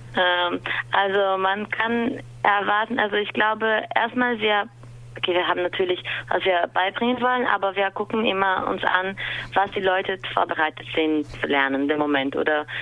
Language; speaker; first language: German; non-native, fluent; Portuguese